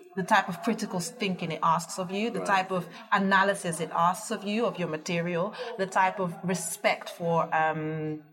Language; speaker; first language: English; early bilingual, other home language; Dutch